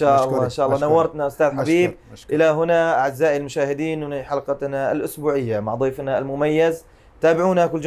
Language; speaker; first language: Arabic; native; Arabic